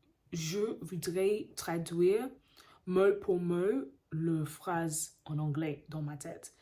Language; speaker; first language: French; non-native, learner; English